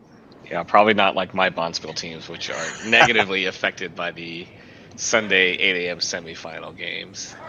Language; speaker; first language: English; native; English